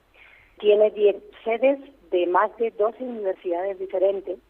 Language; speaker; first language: Spanish; native; Spanish